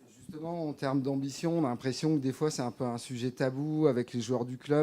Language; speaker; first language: French; native; French